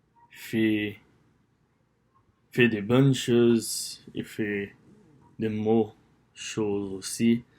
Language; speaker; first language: French; non-native, learner; English